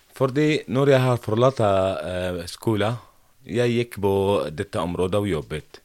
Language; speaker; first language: Norwegian; non-native, learner; Arabic